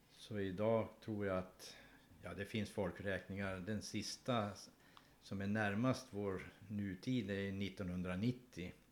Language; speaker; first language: Swedish; native; Swedish